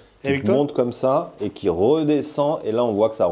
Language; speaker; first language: French; native; French